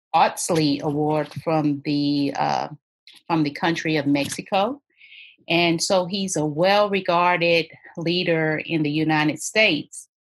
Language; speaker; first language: English; native; English